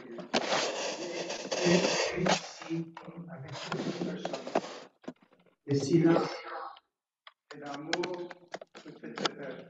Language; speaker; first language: French; non-native, learner; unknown